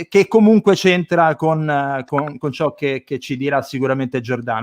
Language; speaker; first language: Italian; native; Italian